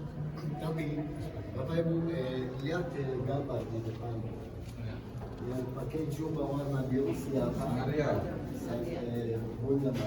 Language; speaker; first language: Indonesian; non-native, fluent; Hebrew